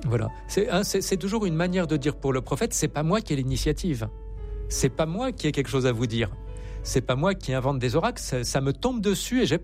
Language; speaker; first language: French; native; French